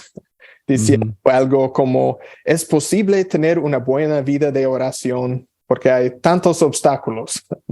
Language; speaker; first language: Spanish; non-native, fluent; English